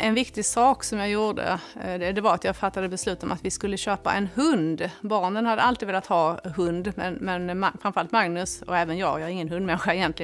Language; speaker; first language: Swedish; native; Swedish